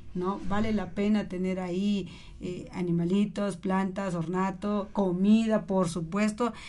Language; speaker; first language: Spanish; native; Spanish